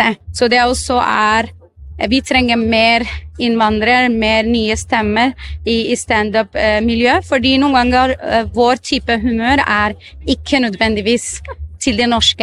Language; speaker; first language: Norwegian; non-native, learner; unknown